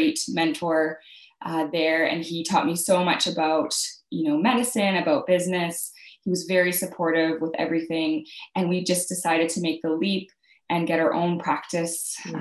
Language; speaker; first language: English; native; English